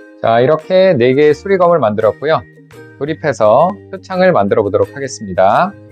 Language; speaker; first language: Korean; native; Korean